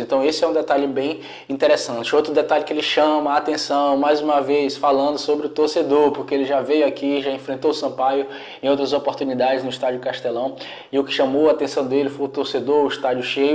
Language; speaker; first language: Portuguese; native; Portuguese